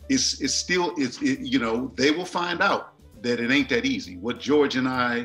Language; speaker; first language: English; native; English